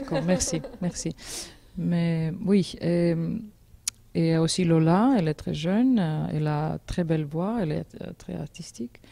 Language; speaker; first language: French; non-native, learner; Georgian